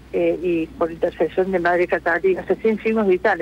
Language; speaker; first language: Spanish; native; Spanish